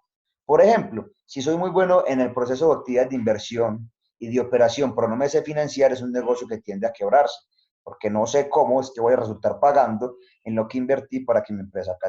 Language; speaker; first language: Spanish; native; Spanish